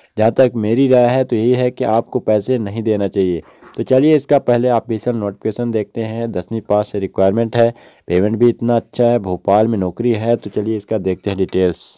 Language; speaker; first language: Hindi; native; Hindi